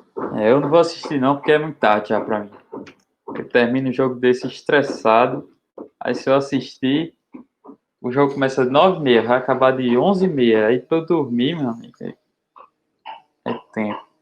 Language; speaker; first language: Portuguese; native; Portuguese